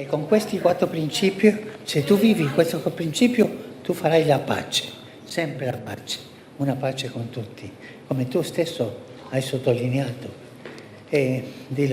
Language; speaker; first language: Italian; early bilingual, heritage; Spanish